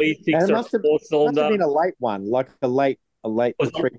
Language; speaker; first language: English; native; English